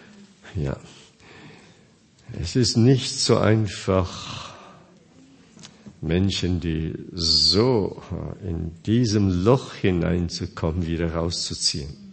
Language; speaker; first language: German; non-native, fluent; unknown